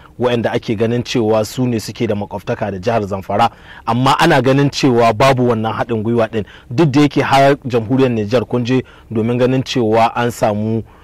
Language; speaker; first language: Hausa; native; Hausa